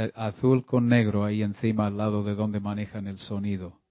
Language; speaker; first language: Spanish; early bilingual, other home language; English